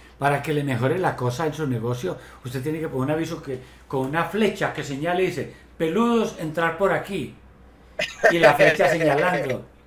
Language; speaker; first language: Spanish; native; Spanish